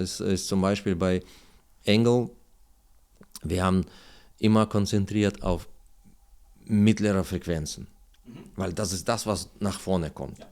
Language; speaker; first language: German; non-native, learner; Russian